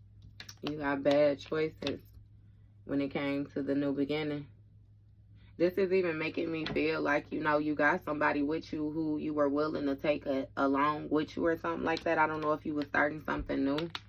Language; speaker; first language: English; native; English